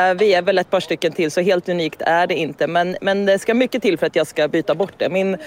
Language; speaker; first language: Swedish; native; Swedish